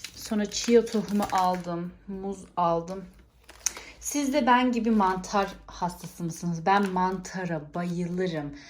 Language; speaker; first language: Turkish; early bilingual, heritage; Turkish